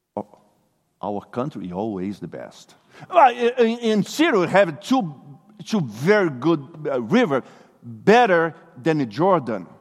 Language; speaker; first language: English; non-native, fluent; Portuguese